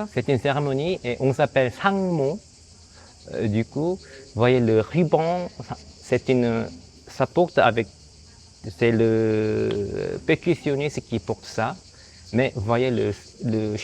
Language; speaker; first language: French; non-native, fluent; Korean